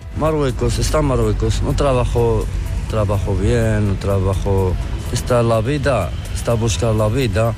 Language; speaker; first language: Spanish; non-native, learner; Arabic